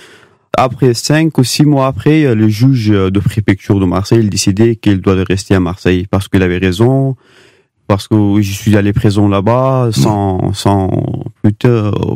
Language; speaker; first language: French; non-native, learner; Pashto